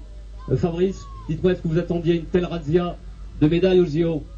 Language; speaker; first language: French; native; French